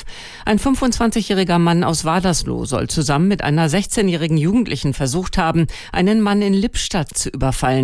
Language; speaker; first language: German; native; German